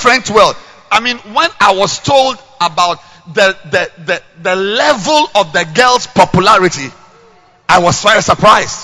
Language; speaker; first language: English; non-native, local second language; Akan